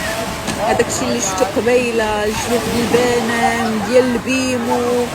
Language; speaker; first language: Arabic; native; Arabic